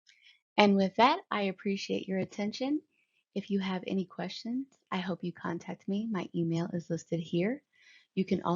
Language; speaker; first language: English; native; English